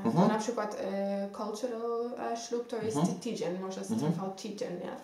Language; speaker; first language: Polish; non-native, learner; Xhosa